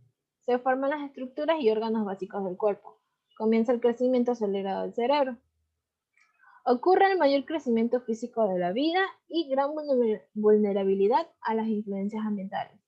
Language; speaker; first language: Spanish; native; Spanish